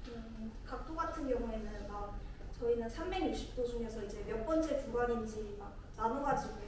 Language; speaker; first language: Korean; native; Korean